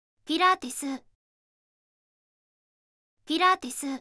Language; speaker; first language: Japanese; native; Japanese